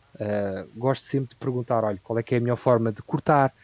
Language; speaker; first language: Portuguese; native; Portuguese